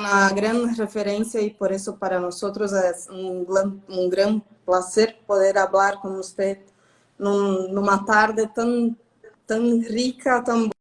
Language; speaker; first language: Spanish; non-native, fluent; Portuguese